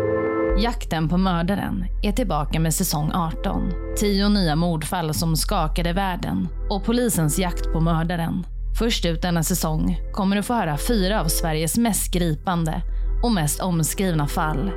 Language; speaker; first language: Swedish; native; Swedish